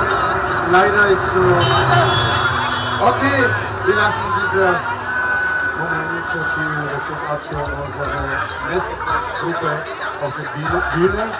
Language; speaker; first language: German; non-native, learner; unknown